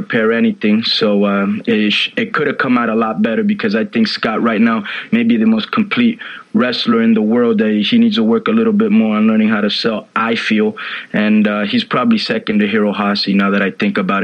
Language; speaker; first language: English; native; English